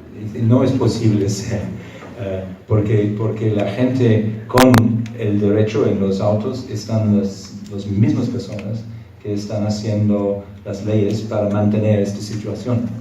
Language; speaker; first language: Spanish; non-native, fluent; English